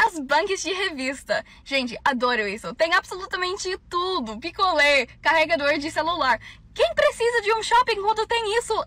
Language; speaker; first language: Portuguese; non-native, fluent; English